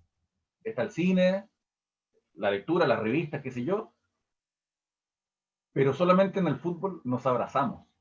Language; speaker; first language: Spanish; native; Spanish